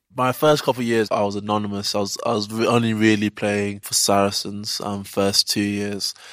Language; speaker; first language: English; early bilingual, other home language; Yoruba